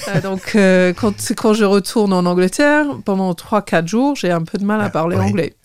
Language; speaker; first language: French; non-native, fluent; English